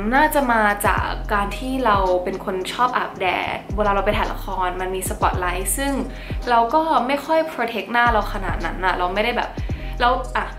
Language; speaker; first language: Thai; early bilingual, heritage; Thai